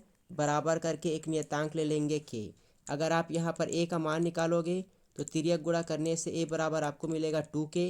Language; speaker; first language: Hindi; native; Hindi